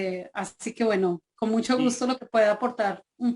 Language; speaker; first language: Spanish; native; Spanish